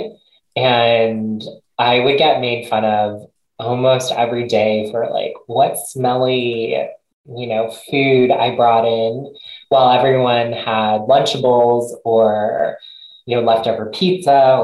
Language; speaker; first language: English; native; English